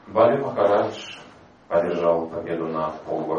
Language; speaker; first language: Russian; native; Russian